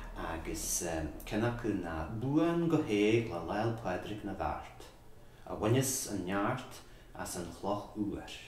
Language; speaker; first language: Irish; native; Irish